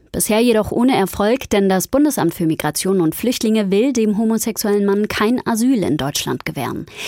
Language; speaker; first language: German; native; German